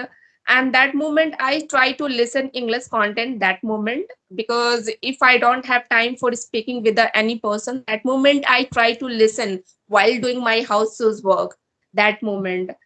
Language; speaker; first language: English; non-native, learner; Hindi